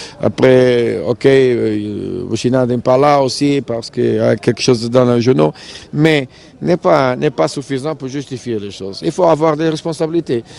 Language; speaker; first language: French; non-native, fluent; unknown